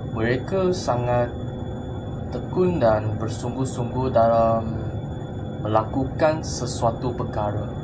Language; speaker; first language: Malay; non-native, local second language; Chinese